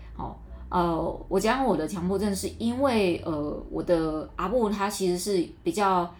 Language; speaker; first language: Chinese; non-native, local second language; Min Nan Chinese